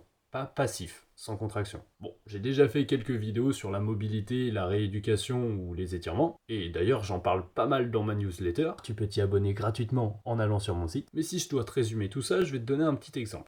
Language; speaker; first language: French; native; French